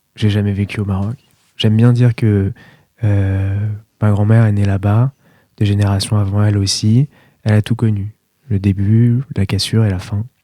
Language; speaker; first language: French; native; French